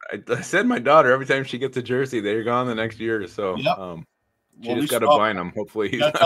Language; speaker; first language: English; native; English